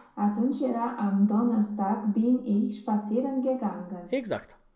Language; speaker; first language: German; non-native, learner; Romanian